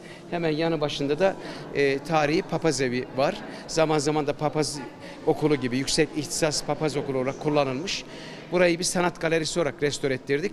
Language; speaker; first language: Turkish; native; Turkish